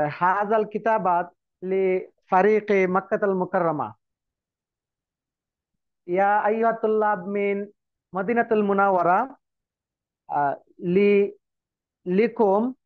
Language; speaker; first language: Arabic; non-native, learner; Bangla